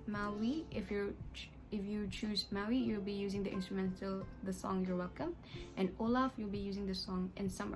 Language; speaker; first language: English; non-native, local second language; Malay